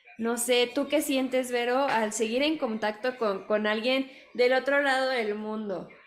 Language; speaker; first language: Spanish; native; Spanish